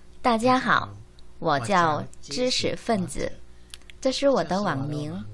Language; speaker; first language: Chinese; non-native, learner; Korean